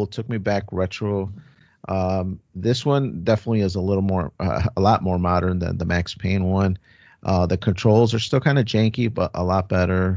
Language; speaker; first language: English; native; English